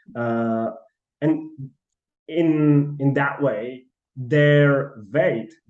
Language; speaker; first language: English; non-native, fluent; Czech